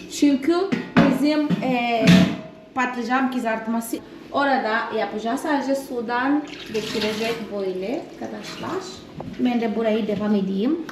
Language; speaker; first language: Turkish; non-native, fluent; Portuguese